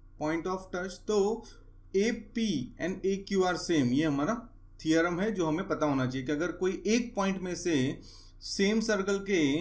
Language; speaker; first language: Hindi; non-native, local second language; Gujarati